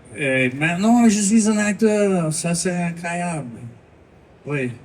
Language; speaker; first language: French; non-native, learner; English